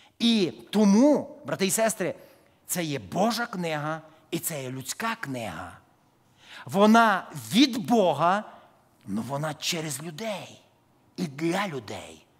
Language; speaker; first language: Ukrainian; native; Ukrainian